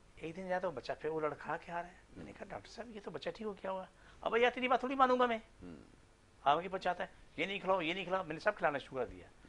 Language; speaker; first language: Urdu; non-native, local second language; Punjabi